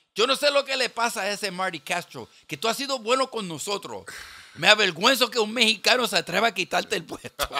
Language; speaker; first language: Spanish; early bilingual, heritage; Spanish